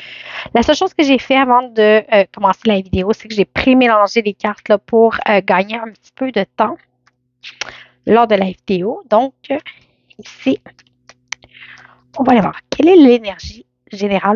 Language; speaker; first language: French; native; French